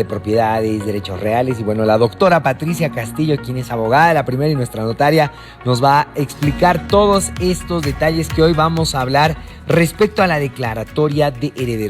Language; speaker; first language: Spanish; native; Spanish